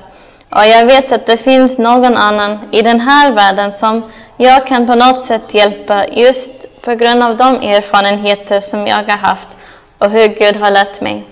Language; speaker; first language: Swedish; non-native, fluent; English